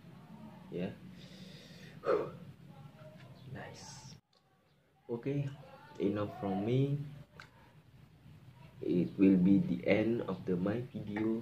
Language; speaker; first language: English; non-native, learner; Indonesian